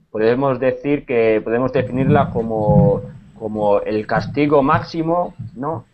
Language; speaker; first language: Spanish; native; Spanish